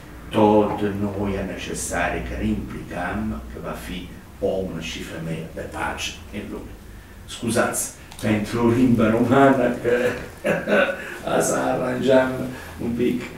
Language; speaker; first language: Romanian; non-native, learner; Italian